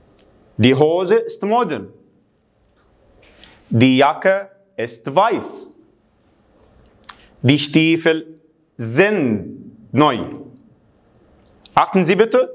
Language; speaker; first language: German; non-native, fluent; Arabic